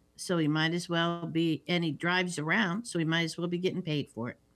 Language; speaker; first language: English; native; English